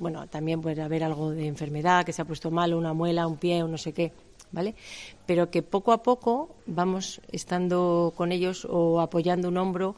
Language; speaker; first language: Spanish; native; Spanish